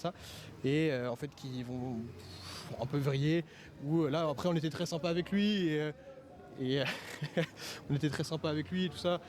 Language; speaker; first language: French; native; French